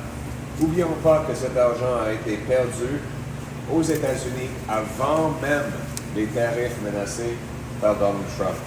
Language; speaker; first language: French; non-native, local second language; English